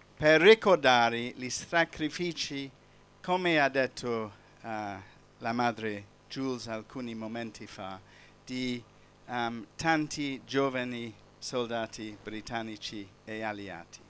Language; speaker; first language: Italian; non-native, fluent; English